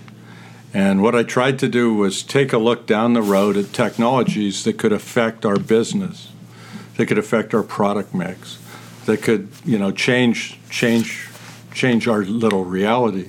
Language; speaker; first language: English; native; English